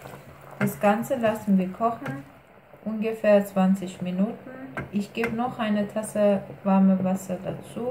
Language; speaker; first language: German; non-native, fluent; Persian